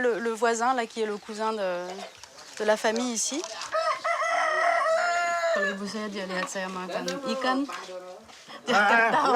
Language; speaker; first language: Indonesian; non-native, learner; French